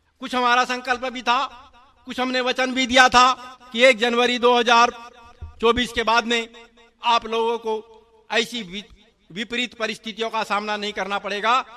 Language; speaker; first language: Hindi; native; Hindi